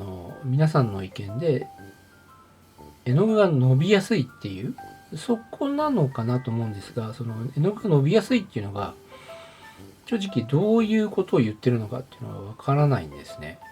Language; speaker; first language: Japanese; native; Japanese